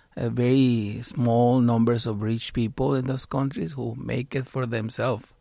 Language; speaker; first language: English; non-native, fluent; Spanish